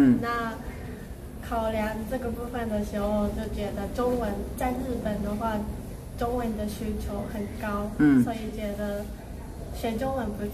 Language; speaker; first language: Chinese; non-native, fluent; Japanese